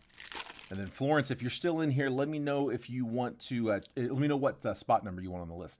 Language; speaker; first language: English; native; English